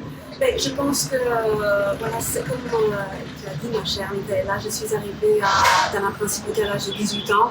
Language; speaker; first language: French; non-native, fluent; Romanian